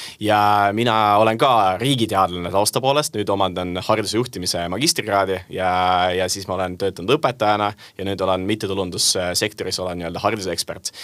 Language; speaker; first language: Estonian; non-native, local second language; Russian